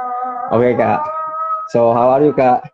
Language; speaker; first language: English; non-native, fluent; Indonesian